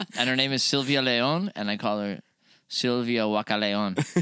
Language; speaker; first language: English; native; English